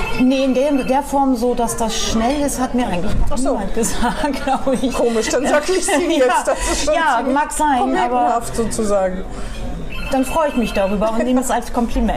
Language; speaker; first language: German; native; German